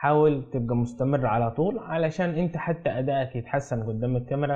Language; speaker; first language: Arabic; native; Arabic